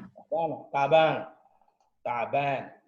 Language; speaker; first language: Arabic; non-native, fluent; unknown